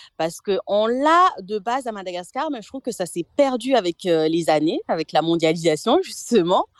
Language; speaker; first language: French; non-native, local second language; Malagasy